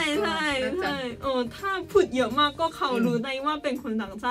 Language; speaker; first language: Thai; non-native, learner; Korean